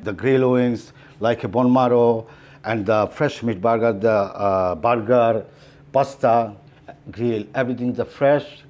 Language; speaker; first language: English; non-native, learner; French